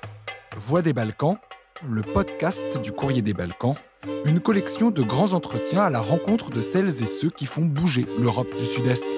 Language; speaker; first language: French; native; French